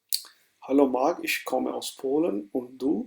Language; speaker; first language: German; non-native, fluent; Urdu